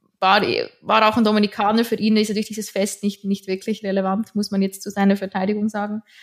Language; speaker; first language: German; native; German